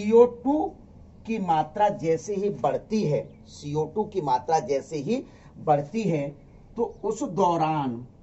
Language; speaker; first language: Hindi; native; Hindi